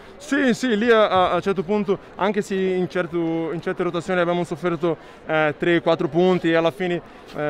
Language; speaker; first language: Italian; non-native, learner; Slovenian